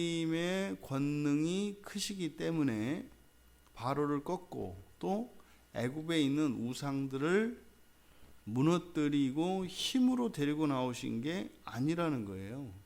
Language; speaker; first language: Korean; native; Korean